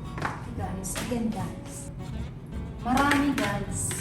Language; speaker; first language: English; non-native, learner; Filipino